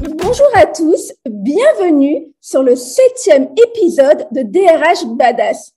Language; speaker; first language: French; native; French